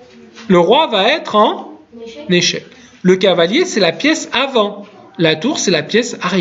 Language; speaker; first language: French; native; French